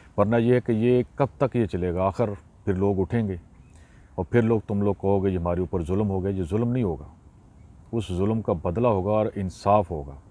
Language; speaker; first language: Urdu; non-native, local second language; Punjabi